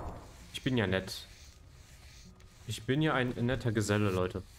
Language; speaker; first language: German; native; German